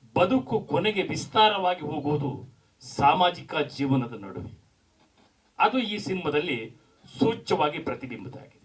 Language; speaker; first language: Kannada; native; Kannada